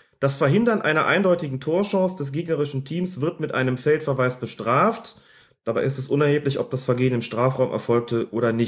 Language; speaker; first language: German; native; German